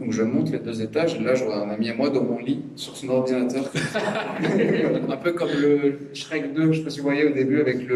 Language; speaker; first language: French; native; French